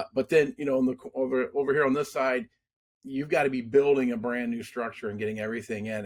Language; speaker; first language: English; native; English